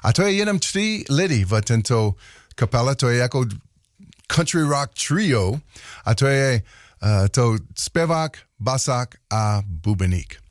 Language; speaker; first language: Czech; non-native, learner; English